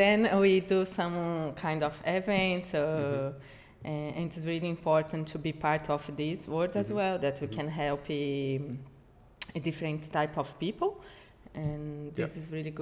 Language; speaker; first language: English; non-native, learner; Portuguese